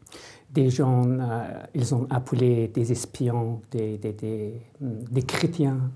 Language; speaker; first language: French; non-native, fluent; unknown